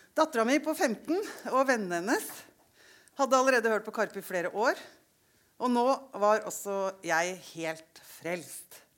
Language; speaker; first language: Norwegian; native; Norwegian